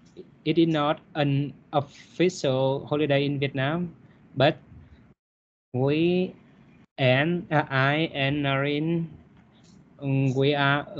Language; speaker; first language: English; non-native, learner; Vietnamese